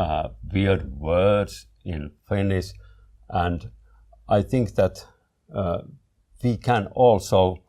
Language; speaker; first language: English; non-native, fluent; Finnish